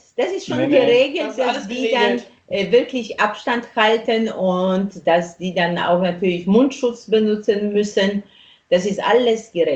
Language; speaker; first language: German; non-native, fluent; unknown